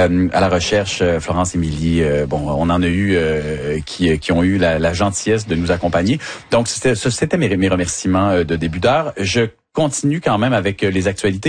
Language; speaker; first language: French; native; French